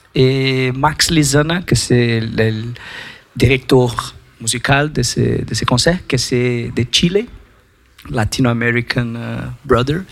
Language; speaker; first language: French; non-native, learner; Portuguese